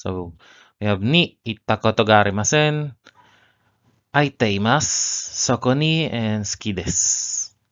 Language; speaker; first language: Japanese; non-native, learner; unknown